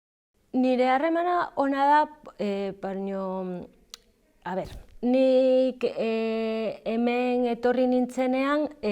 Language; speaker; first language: Basque; non-native, learner; Galician